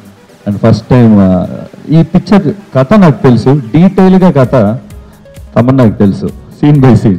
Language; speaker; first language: Telugu; non-native, fluent; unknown